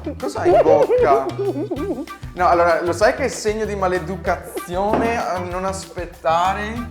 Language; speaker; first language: Italian; native; Italian